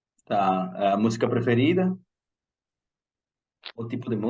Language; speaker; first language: Portuguese; non-native, fluent; Spanish